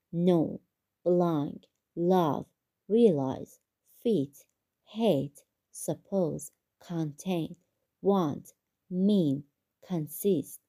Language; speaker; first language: English; non-native, fluent; Persian